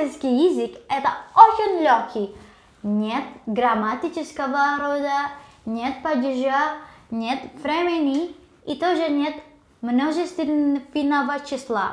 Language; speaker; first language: Russian; non-native, learner; Indonesian